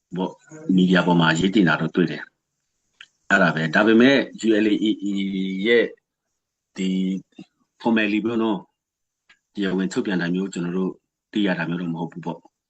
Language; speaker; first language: Burmese; non-native, local second language; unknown